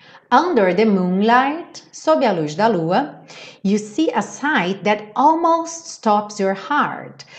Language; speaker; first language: English; non-native, fluent; Portuguese